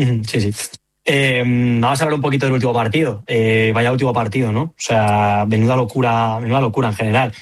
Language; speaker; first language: Spanish; native; Spanish